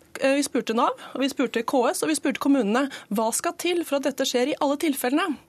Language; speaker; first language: Norwegian; native; Norwegian